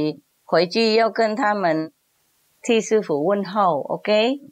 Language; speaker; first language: Chinese; non-native, fluent; Vietnamese